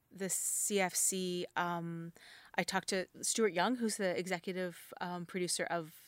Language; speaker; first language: English; native; English